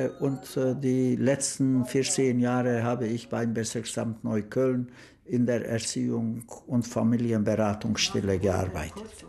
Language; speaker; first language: German; non-native, fluent; Turkish